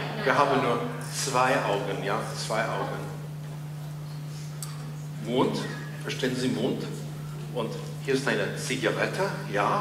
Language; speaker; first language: German; non-native, fluent; English